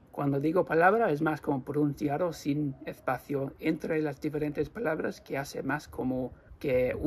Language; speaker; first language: Spanish; non-native, learner; English